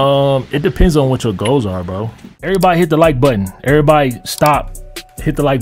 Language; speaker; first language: English; native; English